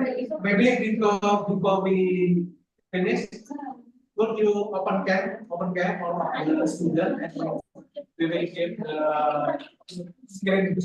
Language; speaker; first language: English; non-native, fluent; Indonesian